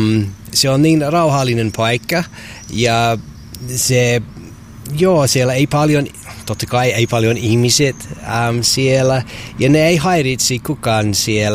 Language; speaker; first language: Finnish; non-native, learner; English